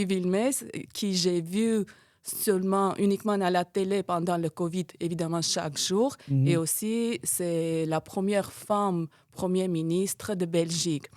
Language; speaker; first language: French; non-native, fluent; Armenian